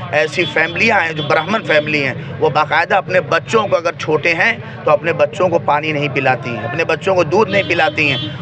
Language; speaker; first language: Urdu; native; Urdu